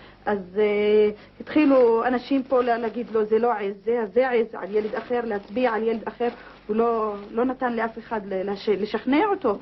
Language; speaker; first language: Hebrew; non-native, local second language; Arabic